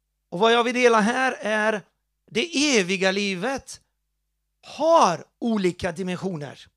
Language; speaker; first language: Swedish; non-native, fluent; Portuguese